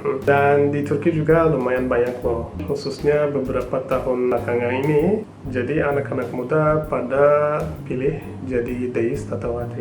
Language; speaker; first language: Indonesian; non-native, fluent; Turkish